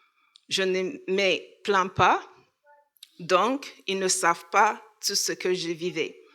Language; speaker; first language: French; non-native, learner; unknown